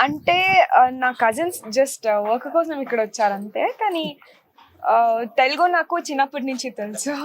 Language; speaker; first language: Telugu; non-native, local second language; Kannada